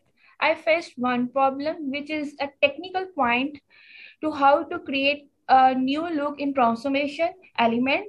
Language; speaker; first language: English; non-native, local second language; Punjabi